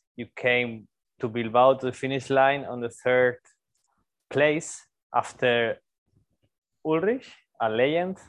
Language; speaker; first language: English; non-native, fluent; Spanish